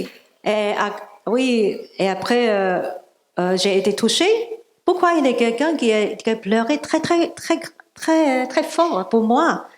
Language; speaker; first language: French; non-native, learner; Cantonese